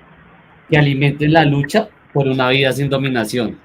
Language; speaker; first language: Spanish; native; Spanish